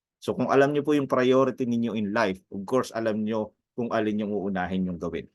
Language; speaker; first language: Filipino; native; Filipino